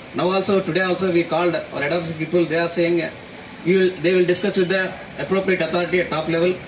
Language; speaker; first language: English; non-native, local second language; Telugu